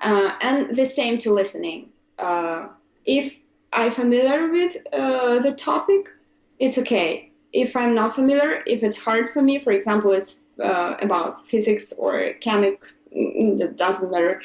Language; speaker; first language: English; non-native, fluent; Russian